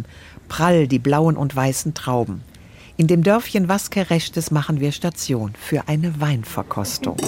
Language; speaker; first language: German; native; German